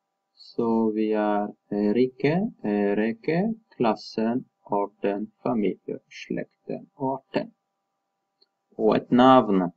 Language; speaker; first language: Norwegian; non-native, fluent; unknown